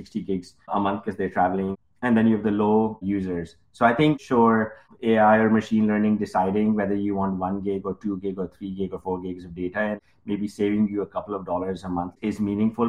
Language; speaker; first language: English; non-native, local second language; Urdu